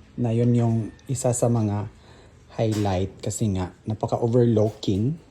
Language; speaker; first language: Filipino; non-native, local second language; Cebuano